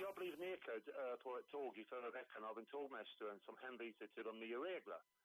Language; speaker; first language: Swedish; non-native, fluent; English